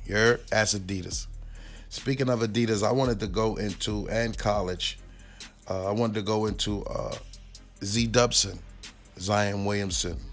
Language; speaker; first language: English; native; English